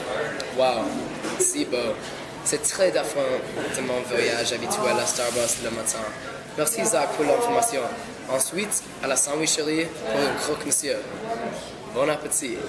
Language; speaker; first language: French; non-native, learner; English